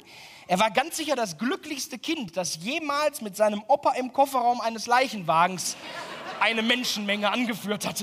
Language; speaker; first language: German; native; German